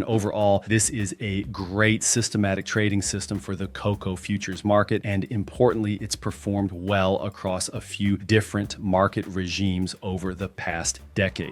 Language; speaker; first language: English; native; English